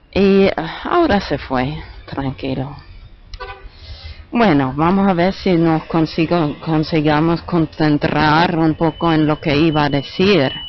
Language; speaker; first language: Spanish; non-native, fluent; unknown